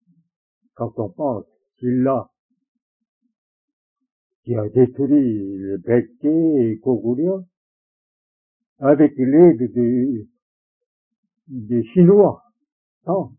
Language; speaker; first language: French; non-native, fluent; Korean